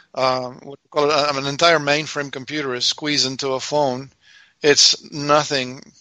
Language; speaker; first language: English; non-native, fluent; Spanish